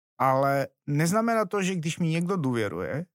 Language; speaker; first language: Czech; non-native, fluent; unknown